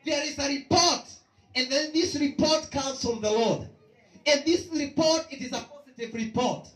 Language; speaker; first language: English; non-native, local second language; Kikuyu